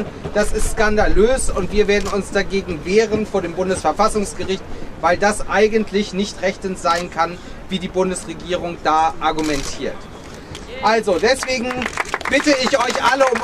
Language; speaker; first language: German; native; German